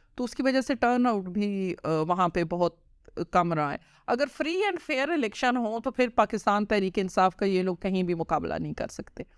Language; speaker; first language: Urdu; non-native, local second language; Punjabi